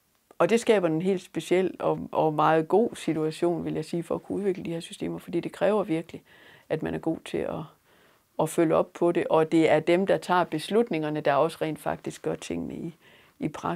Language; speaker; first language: Danish; native; Danish